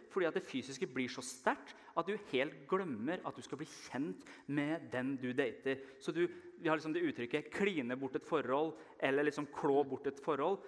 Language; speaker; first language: Norwegian; early bilingual, other home language; Persian